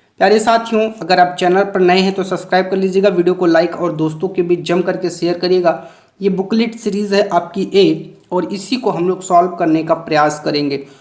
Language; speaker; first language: Hindi; native; Hindi